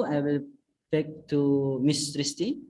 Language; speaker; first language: English; non-native, fluent; Indonesian